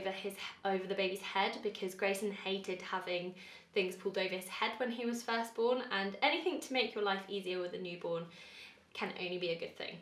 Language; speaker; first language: English; native; English